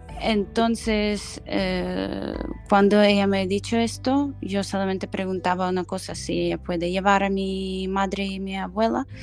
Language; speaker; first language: Spanish; non-native, fluent; Ukrainian